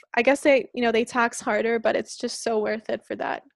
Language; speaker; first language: English; non-native, fluent; Finnish